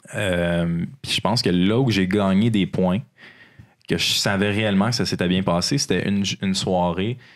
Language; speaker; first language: French; native; French